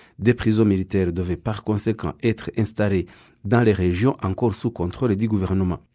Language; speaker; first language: French; non-native, local second language; Kinyarwanda